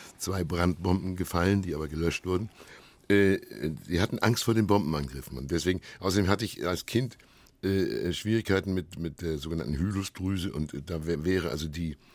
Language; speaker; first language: German; native; German